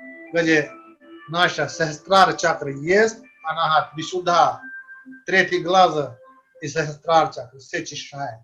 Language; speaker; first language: Russian; non-native, learner; Hindi